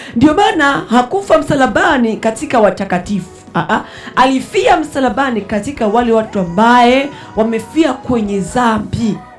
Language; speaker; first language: Swahili; non-native, local second language; Rundi